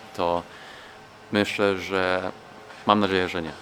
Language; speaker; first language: Polish; non-native, fluent; English